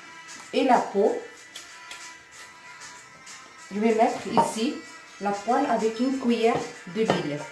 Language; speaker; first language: French; non-native, local second language; Arabic